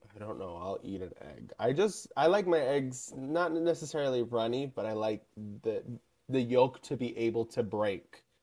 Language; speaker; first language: English; native; English